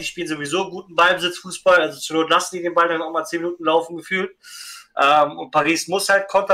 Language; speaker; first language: German; native; German